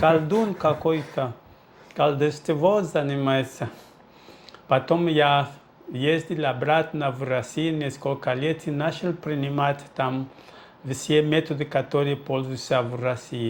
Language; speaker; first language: Russian; non-native, fluent; Portuguese